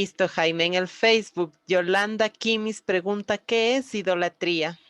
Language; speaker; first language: Spanish; native; Spanish